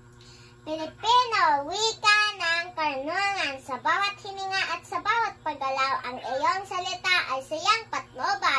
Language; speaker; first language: Filipino; native; Filipino